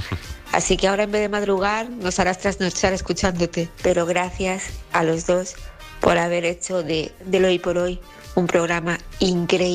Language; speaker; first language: Spanish; native; Spanish